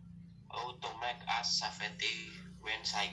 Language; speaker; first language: English; non-native, learner; Indonesian